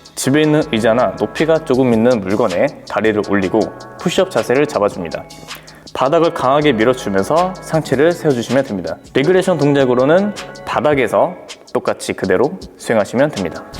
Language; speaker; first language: Korean; native; Korean